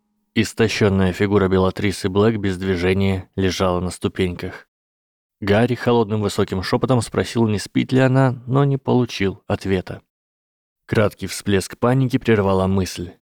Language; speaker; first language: Russian; native; Russian